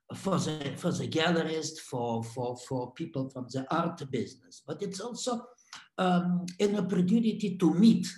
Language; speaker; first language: English; non-native, fluent; Russian